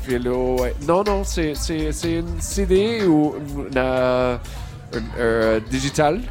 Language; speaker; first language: French; non-native, learner; English